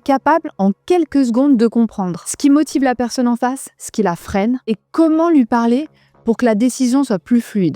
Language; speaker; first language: French; native; French